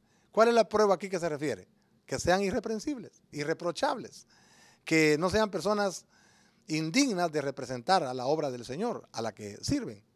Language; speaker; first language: Spanish; native; Spanish